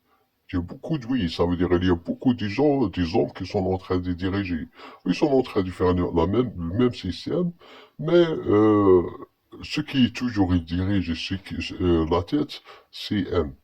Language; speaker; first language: French; non-native, learner; Arabic